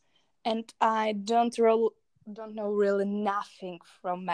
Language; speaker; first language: English; non-native, learner; Czech